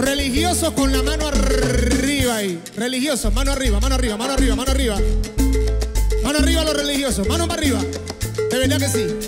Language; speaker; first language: Spanish; native; Spanish